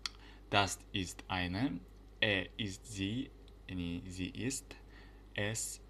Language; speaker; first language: German; non-native, fluent; Uzbek